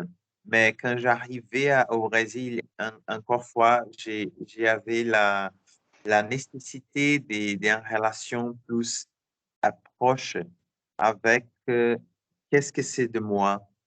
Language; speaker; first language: French; non-native, learner; Portuguese